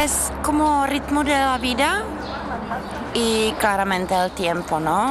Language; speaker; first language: Spanish; non-native, fluent; Czech